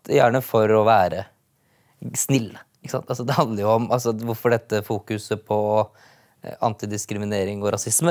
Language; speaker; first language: Norwegian; native; Norwegian